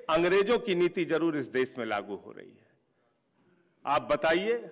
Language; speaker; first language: Hindi; native; Hindi